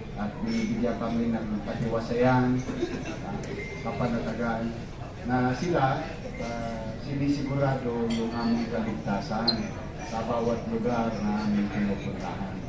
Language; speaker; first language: Filipino; native; Filipino